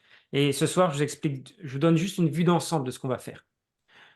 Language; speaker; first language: French; native; French